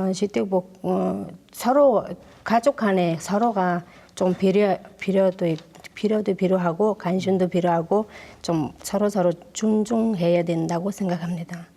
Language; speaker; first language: Korean; non-native, learner; Mongolian